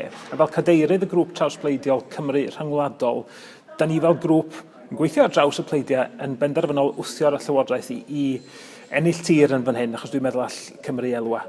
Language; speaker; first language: Welsh; native; Welsh